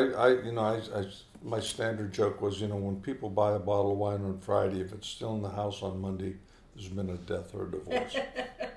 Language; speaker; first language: English; native; English